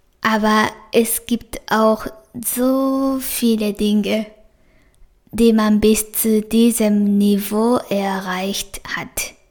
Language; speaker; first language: German; non-native, fluent; Japanese